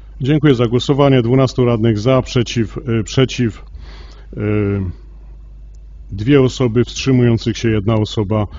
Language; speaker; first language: Polish; native; Polish